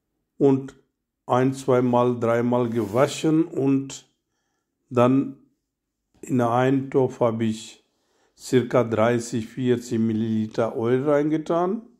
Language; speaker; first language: German; non-native, learner; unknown